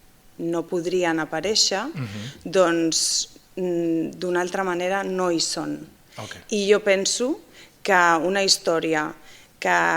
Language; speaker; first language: Catalan; non-native, fluent; Basque